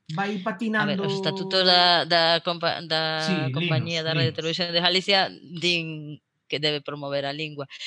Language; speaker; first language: Galician; native; Galician